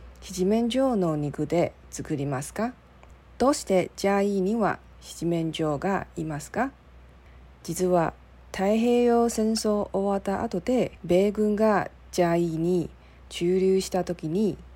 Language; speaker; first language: Japanese; non-native, learner; Chinese